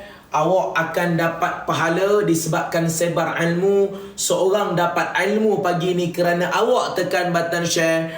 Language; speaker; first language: Malay; native; Malay